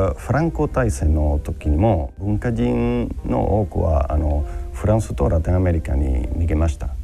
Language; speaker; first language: Japanese; non-native, fluent; Spanish